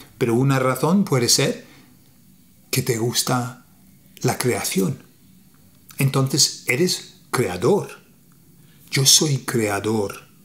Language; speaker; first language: Spanish; non-native, fluent; English